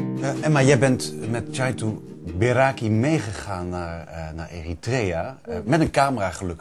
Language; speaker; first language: Dutch; native; Dutch